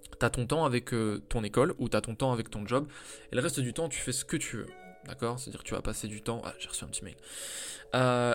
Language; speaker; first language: French; native; French